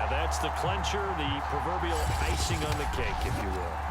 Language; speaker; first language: English; native; English